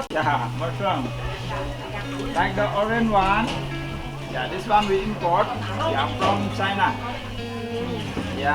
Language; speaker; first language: English; non-native, learner; Indonesian